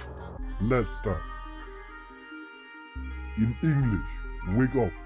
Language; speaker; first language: English; non-native, local second language; Khasi